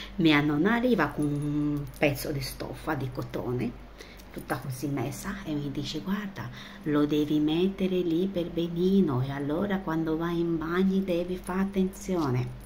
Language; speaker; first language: Italian; non-native, fluent; Romanian